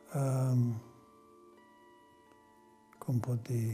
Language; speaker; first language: Catalan; non-native, fluent; German